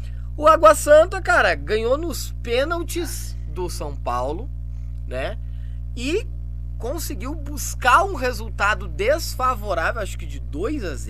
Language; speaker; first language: Portuguese; native; Portuguese